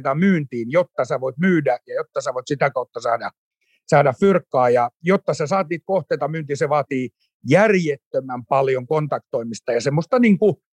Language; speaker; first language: Finnish; native; Finnish